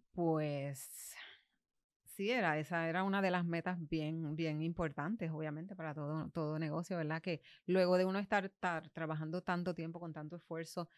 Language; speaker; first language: Spanish; native; Spanish